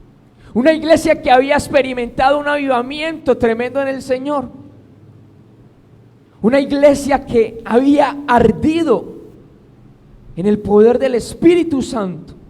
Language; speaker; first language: Spanish; native; Spanish